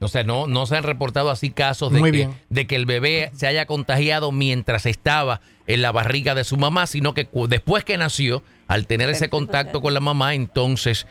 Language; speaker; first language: Spanish; native; Spanish